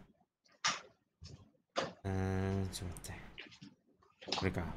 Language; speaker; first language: Japanese; non-native, fluent; Malay